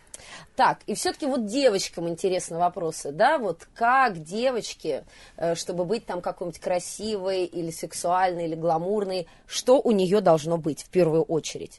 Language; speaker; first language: Russian; native; Russian